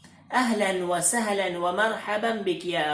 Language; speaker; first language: Arabic; non-native, fluent; Urdu